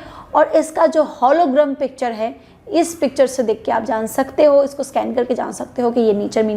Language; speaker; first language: Hindi; native; Hindi